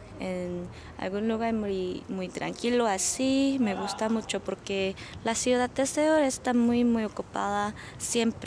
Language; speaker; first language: Spanish; non-native, fluent; Korean